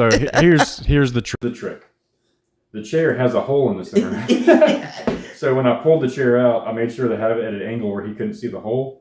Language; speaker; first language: English; native; English